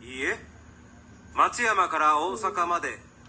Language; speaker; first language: Japanese; non-native, learner; Filipino